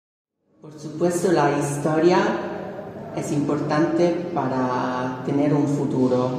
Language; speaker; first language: Spanish; non-native, fluent; Italian